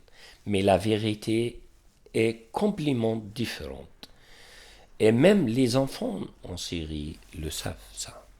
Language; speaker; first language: French; non-native, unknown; Arabic